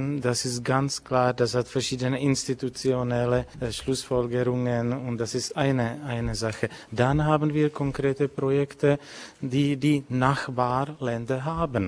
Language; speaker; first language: German; non-native, fluent; Czech